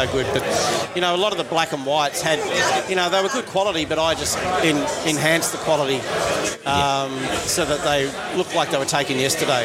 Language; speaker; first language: English; native; English